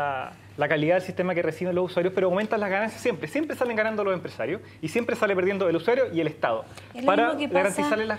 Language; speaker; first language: Spanish; native; Spanish